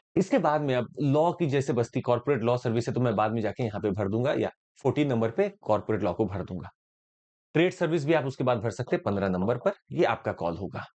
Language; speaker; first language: Hindi; native; Hindi